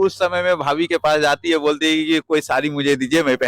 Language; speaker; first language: Hindi; native; Hindi